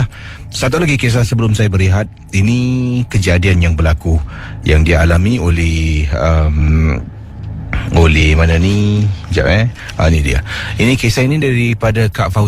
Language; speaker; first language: Malay; native; Malay